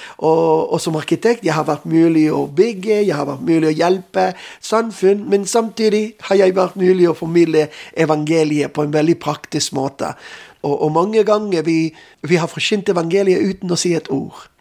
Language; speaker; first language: Norwegian; non-native, fluent; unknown